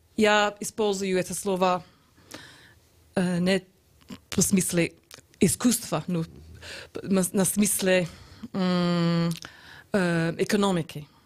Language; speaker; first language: Russian; non-native, learner; English